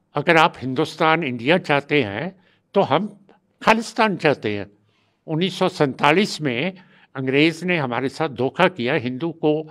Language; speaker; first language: Hindi; non-native, local second language; Punjabi